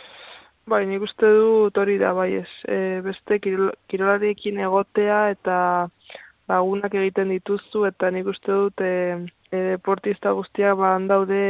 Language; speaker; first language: Basque; non-native, local second language; Spanish